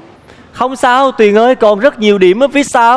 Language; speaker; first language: Vietnamese; native; Vietnamese